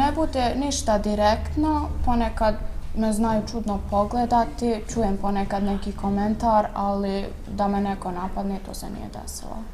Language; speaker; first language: Croatian; early bilingual, other home language; Bosnian